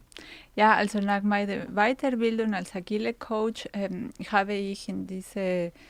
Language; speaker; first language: German; non-native, fluent; Spanish